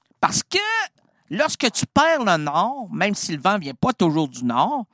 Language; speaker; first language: French; native; French